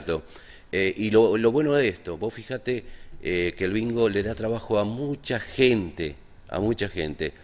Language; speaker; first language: Spanish; native; Spanish